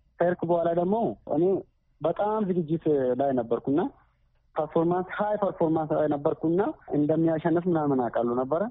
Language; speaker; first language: Amharic; native; Amharic